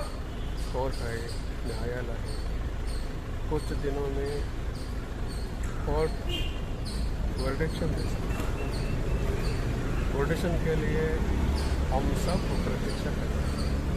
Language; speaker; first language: Hindi; non-native, local second language; Kannada